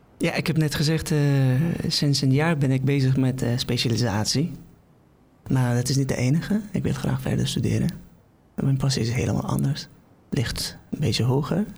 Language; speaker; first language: Dutch; non-native, fluent; Persian